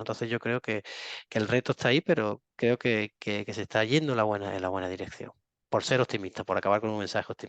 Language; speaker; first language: Spanish; native; Spanish